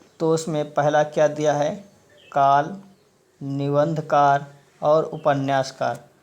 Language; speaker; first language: Hindi; native; Hindi